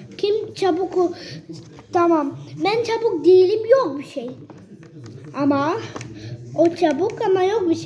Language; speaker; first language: Turkish; early bilingual, heritage; Turkish